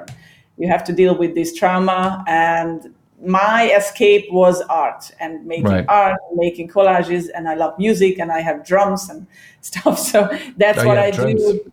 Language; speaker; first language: English; non-native, fluent; Hungarian